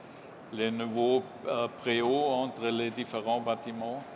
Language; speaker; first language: French; non-native, learner; German